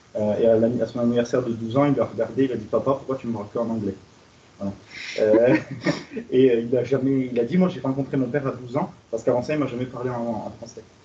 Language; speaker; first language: French; native; French